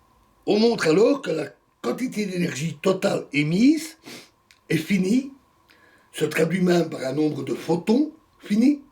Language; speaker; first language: French; native; French